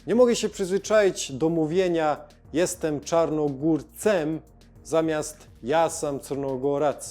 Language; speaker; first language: Polish; non-native, learner; Serbian